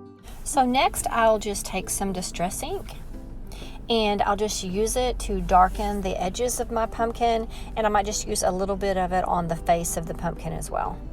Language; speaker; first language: English; native; English